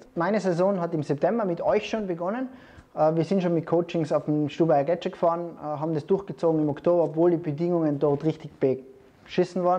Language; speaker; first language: German; native; German